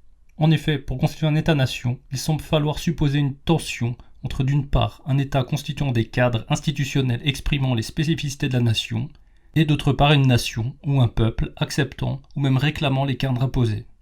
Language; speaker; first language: French; native; French